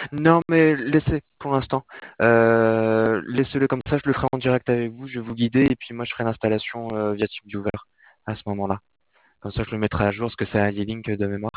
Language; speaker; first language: French; native; French